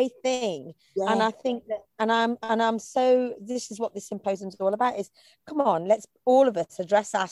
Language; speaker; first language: English; native; English